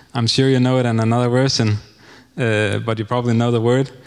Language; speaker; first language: English; non-native, fluent; Danish